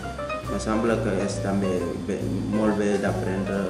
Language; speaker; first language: Catalan; non-native, learner; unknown